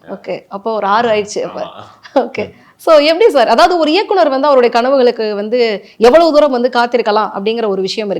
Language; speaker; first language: Tamil; native; Tamil